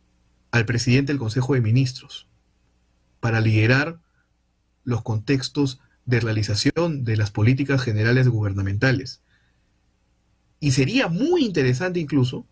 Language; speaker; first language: Spanish; native; Spanish